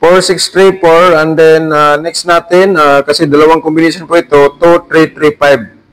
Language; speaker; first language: Filipino; non-native, local second language; Cebuano